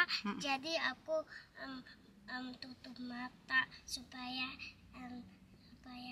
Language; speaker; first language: Indonesian; early bilingual, heritage; Indonesian